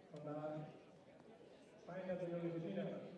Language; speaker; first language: Dutch; native; Dutch